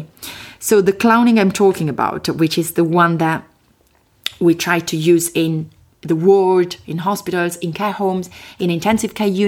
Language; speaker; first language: English; non-native, fluent; Italian